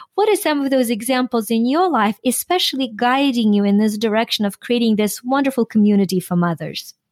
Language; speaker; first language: English; non-native, fluent; Ukrainian